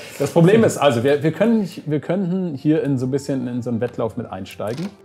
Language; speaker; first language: German; native; German